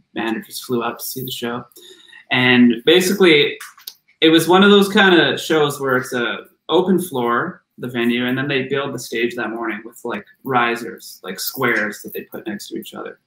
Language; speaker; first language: English; native; English